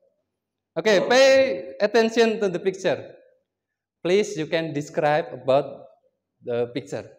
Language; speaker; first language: English; non-native, learner; Indonesian